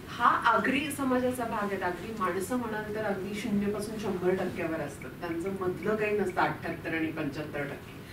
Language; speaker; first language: Marathi; native; Marathi